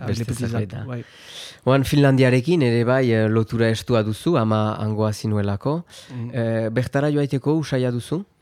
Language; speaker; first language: Basque; native; Basque